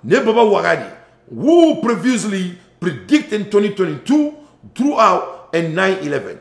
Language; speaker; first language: English; non-native, learner; Bambara